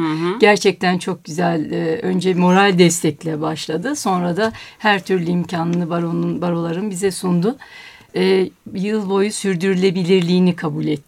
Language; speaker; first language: Turkish; native; Turkish